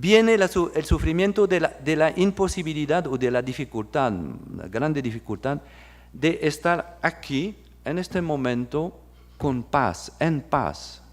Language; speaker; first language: Spanish; non-native, fluent; French